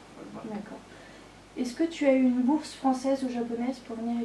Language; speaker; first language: French; native; French